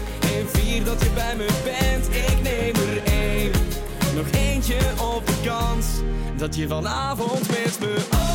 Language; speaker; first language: Dutch; native; Dutch